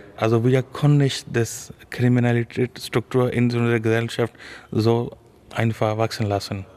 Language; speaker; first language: German; non-native, fluent; Urdu